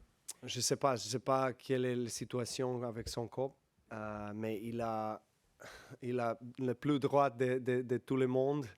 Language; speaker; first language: French; non-native, learner; Serbian